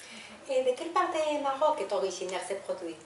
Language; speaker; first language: French; non-native, fluent; Spanish